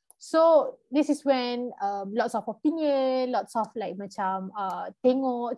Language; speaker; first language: English; non-native, local second language; Malay